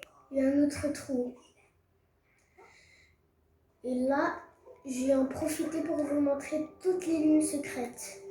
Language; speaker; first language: French; native; French